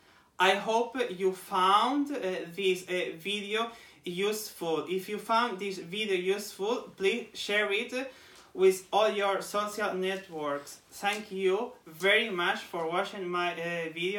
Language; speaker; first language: English; non-native, fluent; Portuguese